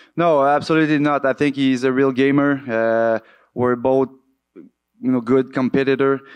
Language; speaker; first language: English; native; English